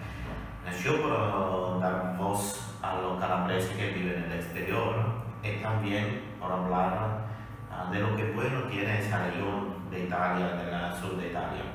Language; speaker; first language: Spanish; non-native, learner; Italian